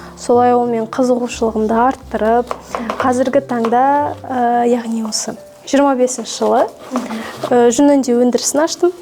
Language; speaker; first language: Kazakh; native; Kazakh